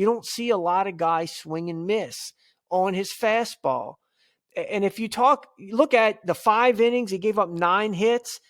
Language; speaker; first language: English; native; English